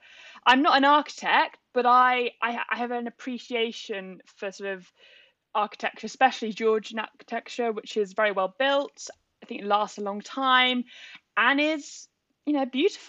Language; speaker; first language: English; native; English